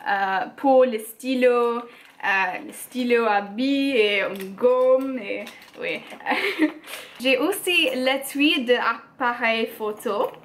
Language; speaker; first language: French; non-native, learner; English